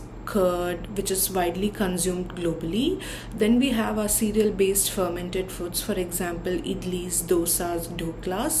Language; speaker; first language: English; non-native, local second language; Tamil